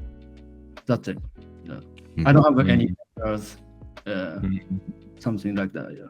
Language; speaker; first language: English; non-native, fluent; Japanese